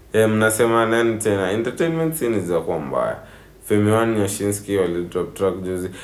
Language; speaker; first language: Swahili; native; Swahili